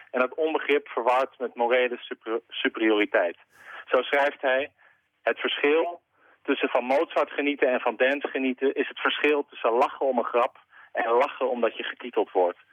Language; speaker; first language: Dutch; native; Dutch